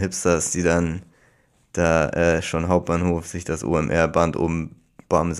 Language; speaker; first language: German; native; German